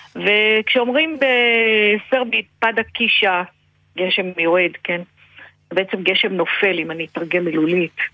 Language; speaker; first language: Hebrew; native; Hebrew